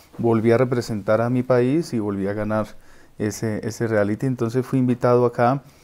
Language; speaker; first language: Spanish; native; Spanish